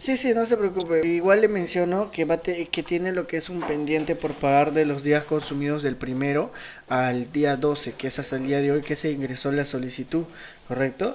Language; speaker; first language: Spanish; native; Spanish